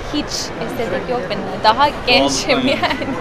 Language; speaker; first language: Turkish; non-native, learner; English